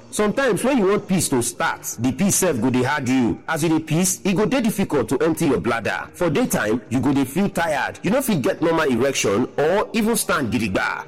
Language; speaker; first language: Nigerian Pidgin; non-native, local second language; Yoruba